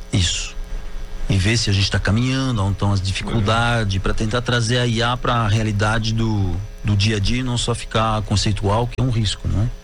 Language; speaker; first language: Portuguese; non-native, fluent; French